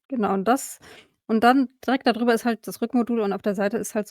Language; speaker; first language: German; native; German